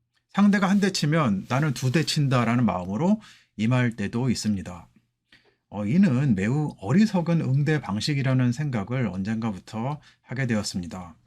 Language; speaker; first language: Korean; native; Korean